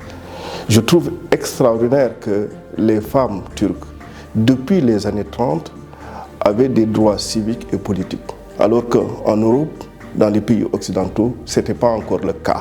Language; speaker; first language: French; non-native, local second language; Wolof